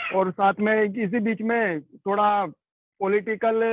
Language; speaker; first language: Hindi; native; Hindi